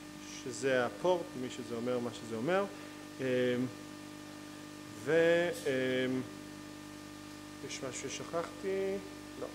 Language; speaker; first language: Hebrew; native; Hebrew